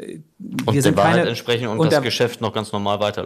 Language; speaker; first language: German; native; German